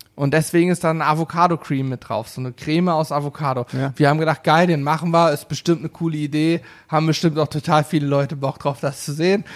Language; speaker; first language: German; native; German